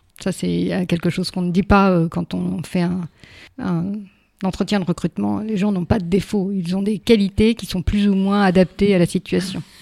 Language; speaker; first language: French; native; French